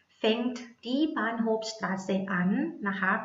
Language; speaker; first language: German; non-native, learner; Thai